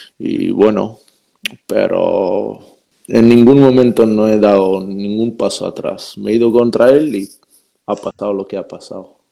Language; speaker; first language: Spanish; non-native, fluent; Croatian